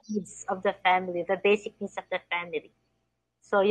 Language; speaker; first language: English; non-native, fluent; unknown